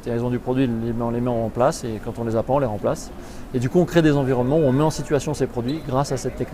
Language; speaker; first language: French; native; French